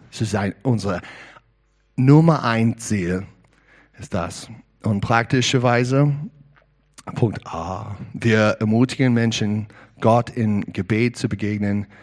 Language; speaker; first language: German; non-native, learner; English